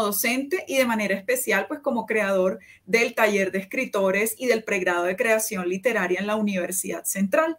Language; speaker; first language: Spanish; native; Spanish